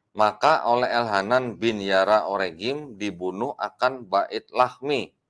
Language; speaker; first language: Indonesian; native; Indonesian